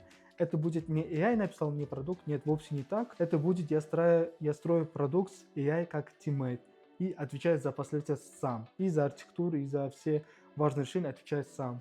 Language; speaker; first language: Russian; native; Russian